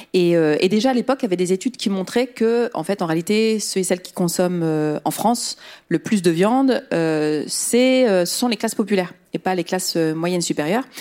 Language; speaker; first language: French; early bilingual, other home language; Riffian